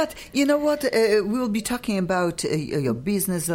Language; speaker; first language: English; non-native, fluent; Polish